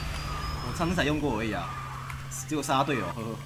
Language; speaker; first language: Chinese; native; Chinese